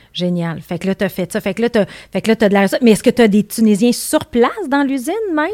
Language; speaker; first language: French; native; French